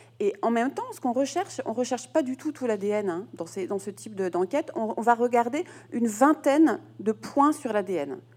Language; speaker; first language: French; native; French